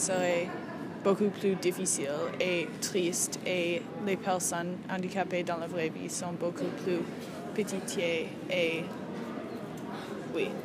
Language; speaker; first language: French; non-native, learner; English